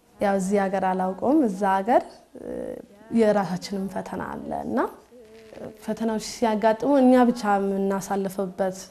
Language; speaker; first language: Amharic; early bilingual, heritage; Amharic